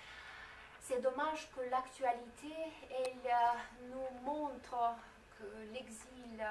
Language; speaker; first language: French; non-native, fluent; Romanian